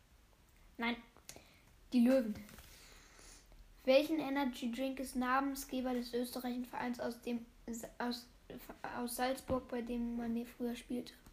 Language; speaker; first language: German; native; German